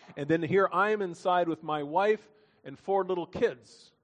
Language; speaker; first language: English; native; English